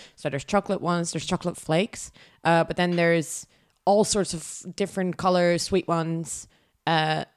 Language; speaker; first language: English; non-native, fluent; Dutch